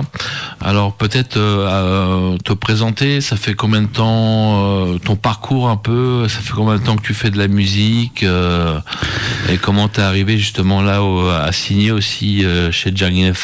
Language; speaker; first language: French; native; French